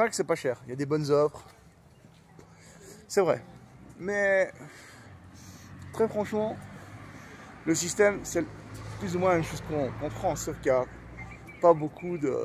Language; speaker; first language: French; native; French